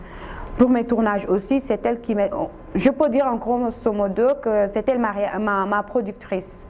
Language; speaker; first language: French; non-native, local second language; Wolof